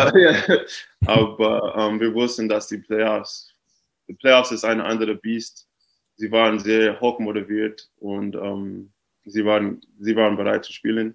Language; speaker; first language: German; non-native, fluent; English